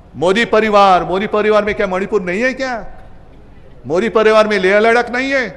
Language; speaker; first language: Hindi; non-native, local second language; Marathi